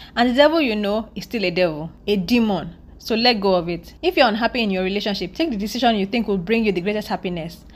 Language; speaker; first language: English; non-native, local second language; Yoruba